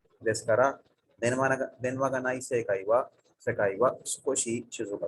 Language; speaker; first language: Japanese; non-native, fluent; Urdu